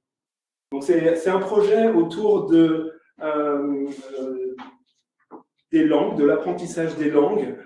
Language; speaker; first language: French; native; French